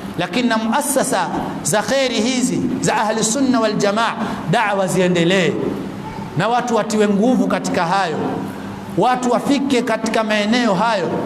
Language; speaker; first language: Swahili; native; Swahili